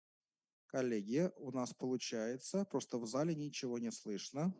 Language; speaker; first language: Russian; native; Russian